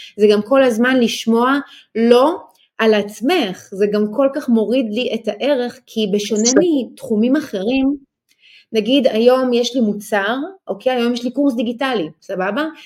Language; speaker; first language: Hebrew; early bilingual, other home language; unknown